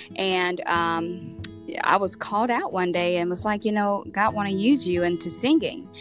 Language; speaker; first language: English; native; English